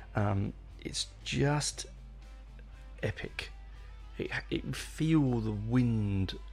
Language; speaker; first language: English; native; English